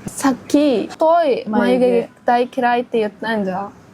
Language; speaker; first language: Japanese; non-native, fluent; Mongolian